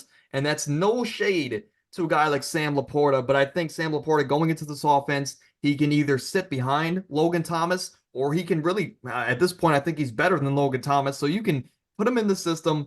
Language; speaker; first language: English; native; English